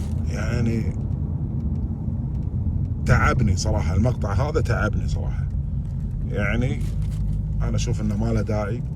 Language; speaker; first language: Arabic; native; Arabic